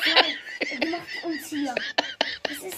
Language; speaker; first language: German; early bilingual, heritage; German